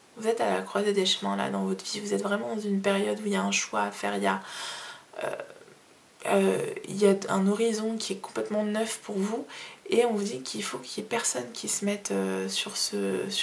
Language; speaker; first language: French; native; French